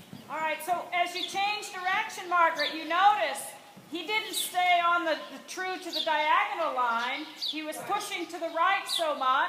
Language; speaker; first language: English; native; English